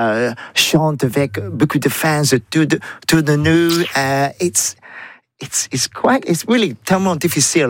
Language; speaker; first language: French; non-native, learner; English